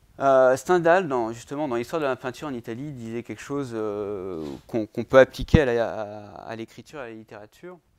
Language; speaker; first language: French; native; French